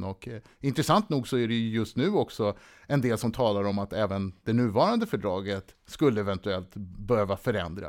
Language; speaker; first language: Swedish; native; Swedish